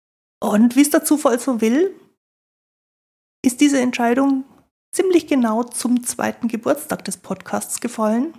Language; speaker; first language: German; native; German